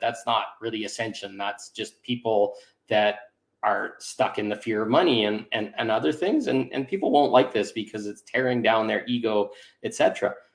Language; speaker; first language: English; native; English